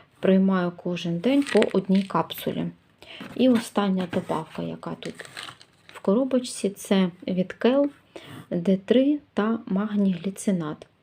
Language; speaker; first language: Ukrainian; native; Ukrainian